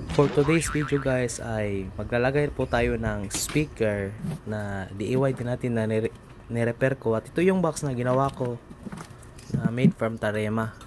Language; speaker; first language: Filipino; non-native, local second language; Cebuano